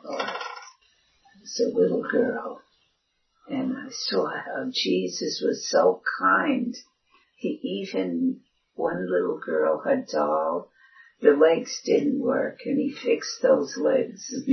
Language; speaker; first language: English; early bilingual, other home language; Chinese